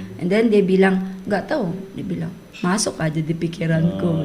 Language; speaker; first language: Indonesian; non-native, learner; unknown